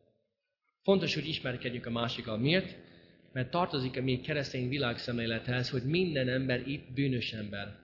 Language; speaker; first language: Hungarian; non-native, fluent; English